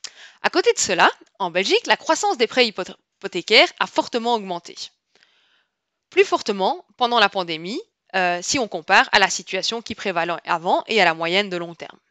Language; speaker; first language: French; native; French